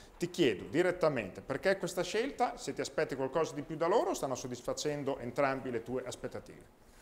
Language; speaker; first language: Italian; native; Italian